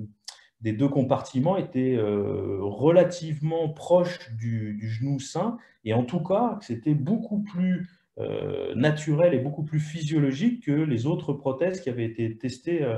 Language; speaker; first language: French; native; French